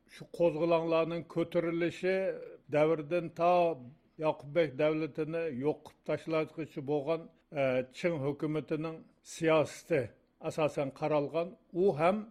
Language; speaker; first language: Uzbek; non-native, local second language; Uyghur